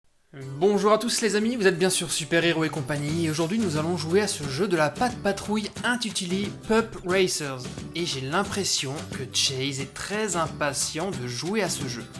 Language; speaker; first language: French; native; French